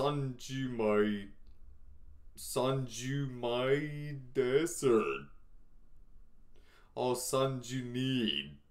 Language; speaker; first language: Japanese; non-native, learner; English